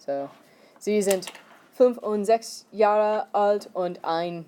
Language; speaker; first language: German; non-native, fluent; English